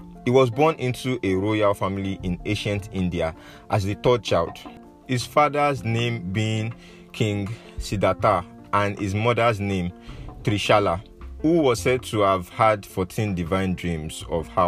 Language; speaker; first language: English; non-native, local second language; Yoruba